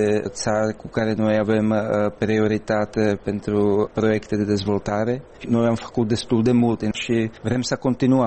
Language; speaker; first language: Romanian; non-native, learner; Czech